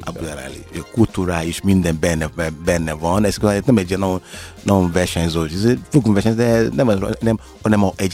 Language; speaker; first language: Hungarian; non-native, learner; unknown